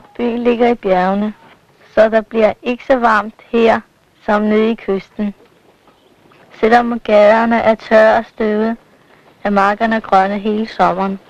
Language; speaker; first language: Danish; early bilingual, other home language; Macedonian